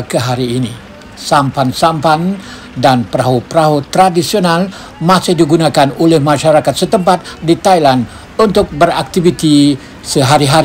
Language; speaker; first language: Malay; native; Malay